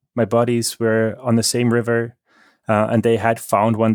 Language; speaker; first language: English; non-native, fluent; German